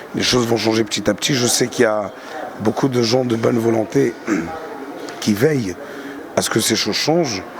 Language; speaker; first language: French; non-native, local second language; Arabic